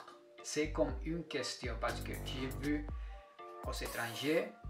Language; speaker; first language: French; non-native, fluent; Spanish